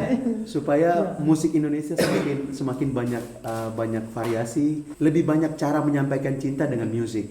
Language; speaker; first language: Indonesian; native; Indonesian